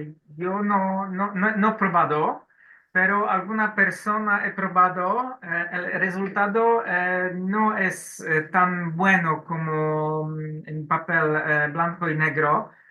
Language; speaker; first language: Spanish; non-native, learner; Polish